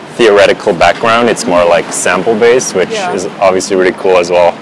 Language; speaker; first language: English; non-native, fluent; Swiss German